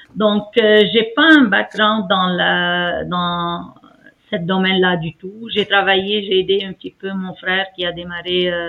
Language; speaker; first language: French; non-native, fluent; Arabic